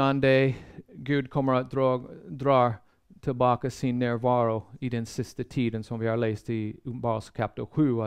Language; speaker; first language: Swedish; non-native, fluent; English